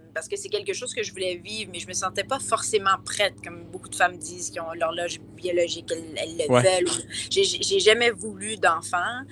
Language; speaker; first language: French; native; French